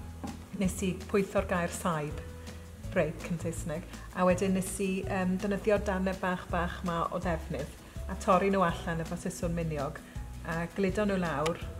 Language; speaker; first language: Welsh; native; Welsh